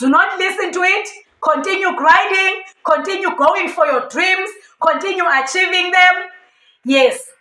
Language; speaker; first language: English; non-native, local second language; Xhosa